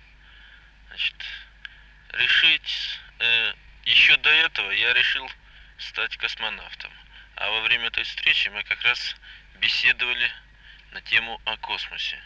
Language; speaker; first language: Russian; native; Russian